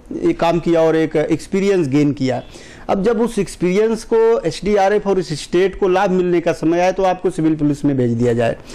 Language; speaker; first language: Hindi; native; Hindi